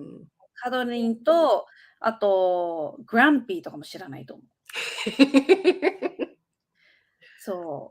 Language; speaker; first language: Japanese; native; Japanese